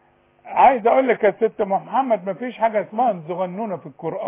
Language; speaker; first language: Arabic; native; Arabic